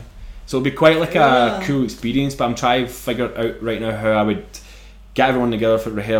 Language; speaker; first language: English; native; English